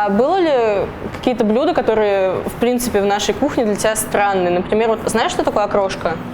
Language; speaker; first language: Russian; native; Russian